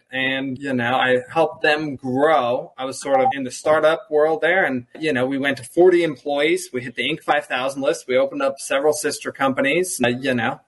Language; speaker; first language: English; early bilingual, other home language; German